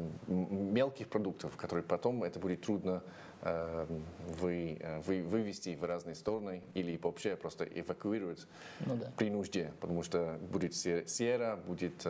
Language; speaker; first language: Russian; non-native, fluent; English